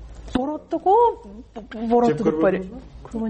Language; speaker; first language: Kyrgyz; non-native, learner; Japanese